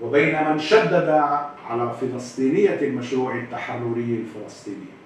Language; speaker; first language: Arabic; native; Arabic